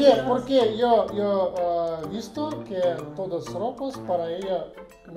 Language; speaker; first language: Spanish; non-native, learner; Russian